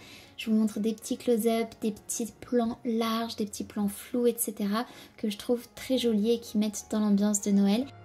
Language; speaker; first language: French; native; French